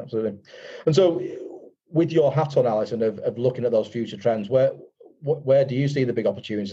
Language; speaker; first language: English; native; English